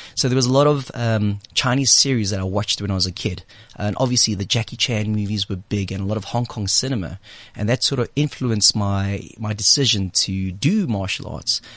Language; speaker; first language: English; native; English